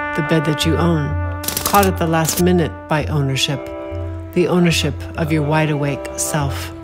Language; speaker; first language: English; native; English